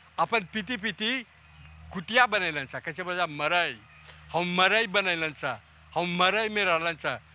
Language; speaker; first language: Bhojpuri; native; Bhojpuri